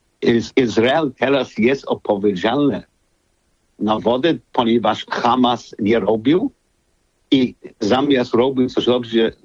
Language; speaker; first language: Polish; non-native, learner; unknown